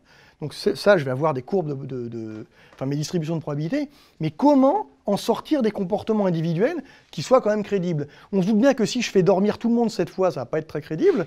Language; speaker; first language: French; native; French